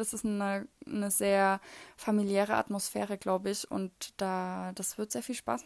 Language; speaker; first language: German; native; German